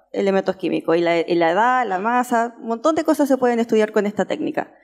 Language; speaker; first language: Spanish; native; Spanish